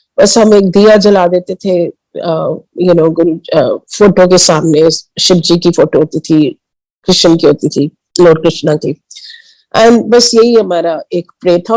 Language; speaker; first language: Hindi; early bilingual, heritage; Hindi